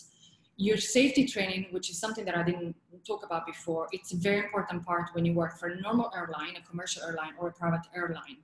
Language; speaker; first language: English; non-native, fluent; Italian